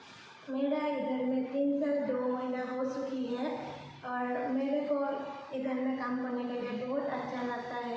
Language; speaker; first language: Hindi; non-native, local second language; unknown